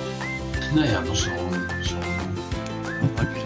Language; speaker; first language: German; native; German